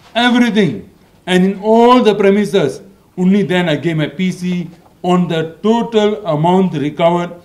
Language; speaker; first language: English; non-native, local second language; Malay